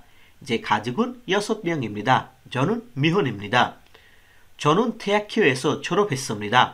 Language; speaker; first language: Korean; non-native, learner; Bangla